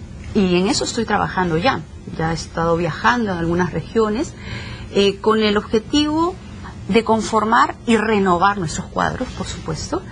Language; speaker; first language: Spanish; native; Spanish